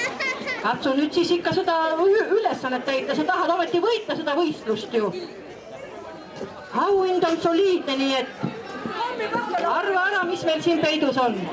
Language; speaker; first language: Estonian; native; Estonian